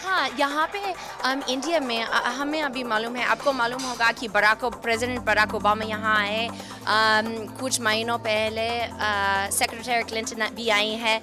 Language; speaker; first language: Hindi; non-native, fluent; English